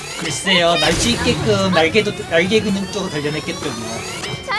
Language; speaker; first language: Korean; native; Korean